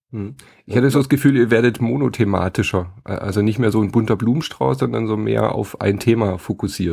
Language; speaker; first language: German; native; German